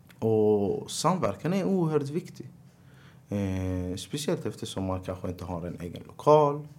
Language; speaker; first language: Swedish; early bilingual, other home language; Arabic